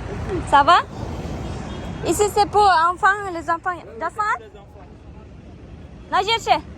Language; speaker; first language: French; non-native, learner; Kazakh